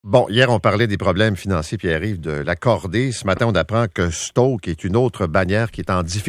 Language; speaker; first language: French; native; French